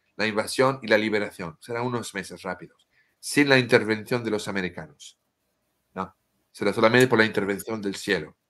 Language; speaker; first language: Spanish; non-native, fluent; French